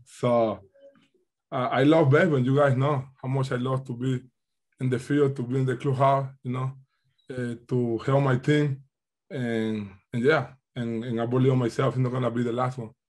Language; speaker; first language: English; non-native, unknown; Spanish